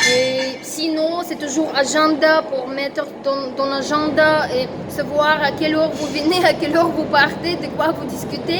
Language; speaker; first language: French; non-native, fluent; Russian